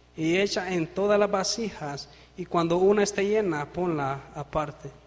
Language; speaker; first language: Spanish; native; Spanish